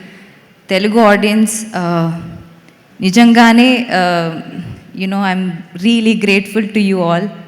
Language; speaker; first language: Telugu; non-native, learner; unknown